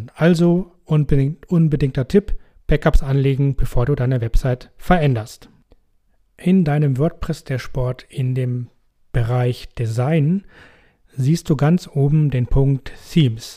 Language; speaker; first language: German; native; German